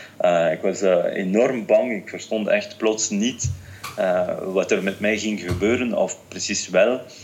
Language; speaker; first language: Dutch; non-native, fluent; French